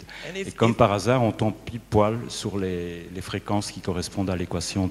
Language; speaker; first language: French; native; French